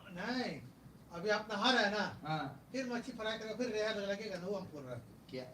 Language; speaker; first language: Hindi; non-native, learner; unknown